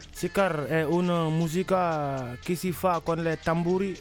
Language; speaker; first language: Italian; non-native, learner; Wolof